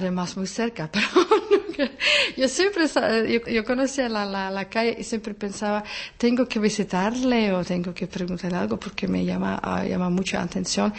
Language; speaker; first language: Spanish; non-native, fluent; Czech